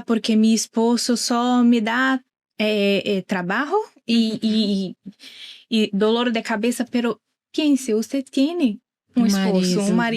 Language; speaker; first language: Spanish; non-native, learner; Portuguese